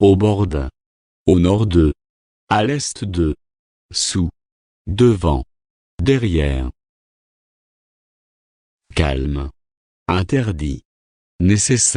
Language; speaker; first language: French; non-native, fluent; Arabic